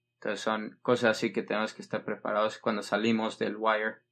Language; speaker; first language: Spanish; early bilingual, heritage; Spanish